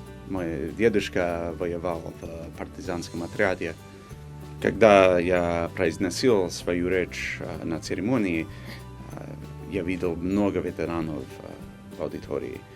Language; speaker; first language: Russian; non-native, fluent; English